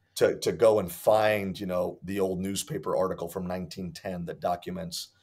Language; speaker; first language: English; native; English